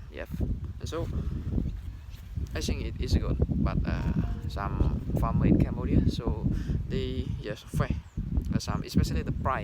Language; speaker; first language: English; non-native, learner; Khmer